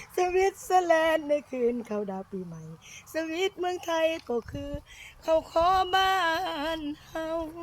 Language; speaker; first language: Thai; native; Thai